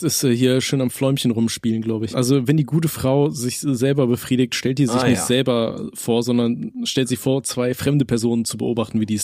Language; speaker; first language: German; native; German